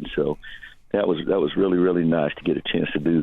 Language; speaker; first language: English; native; English